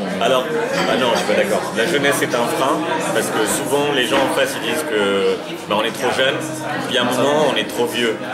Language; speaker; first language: French; early bilingual, other home language; Arabic